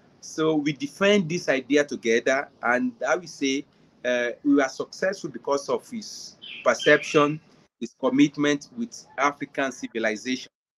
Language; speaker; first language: English; non-native, local second language; Yoruba